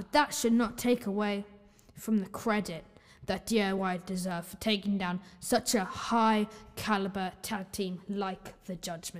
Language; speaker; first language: English; native; English